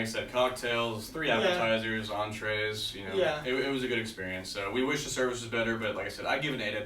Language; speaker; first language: English; native; English